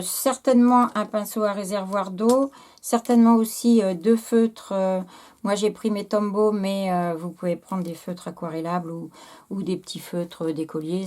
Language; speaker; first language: French; native; French